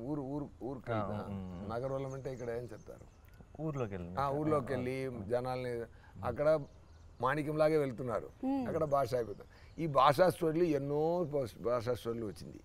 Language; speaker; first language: Telugu; non-native, learner; Tamil